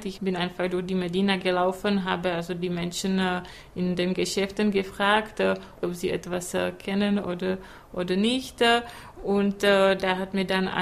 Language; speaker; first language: German; non-native, fluent; Czech